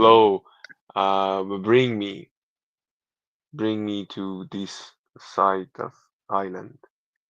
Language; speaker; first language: English; non-native, learner; Persian